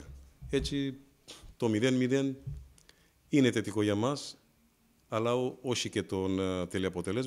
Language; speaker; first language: Greek; non-native, fluent; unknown